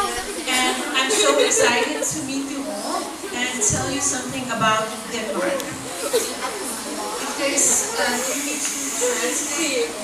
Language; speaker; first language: English; non-native, fluent; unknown